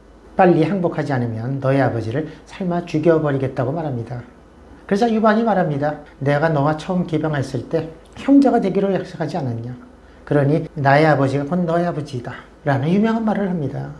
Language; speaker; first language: Korean; native; Korean